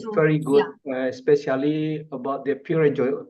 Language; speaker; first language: English; non-native, fluent; Indonesian